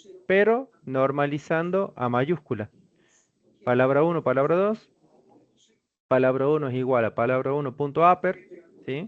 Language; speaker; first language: Spanish; native; Spanish